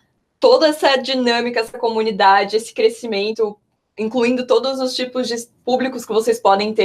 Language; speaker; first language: Portuguese; native; Portuguese